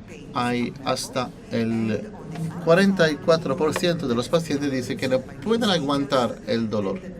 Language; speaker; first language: Spanish; non-native, fluent; Italian